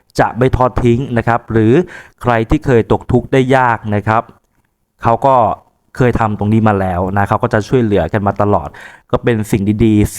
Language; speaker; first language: Thai; native; Thai